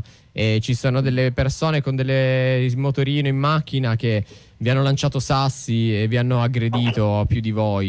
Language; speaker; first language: Italian; native; Italian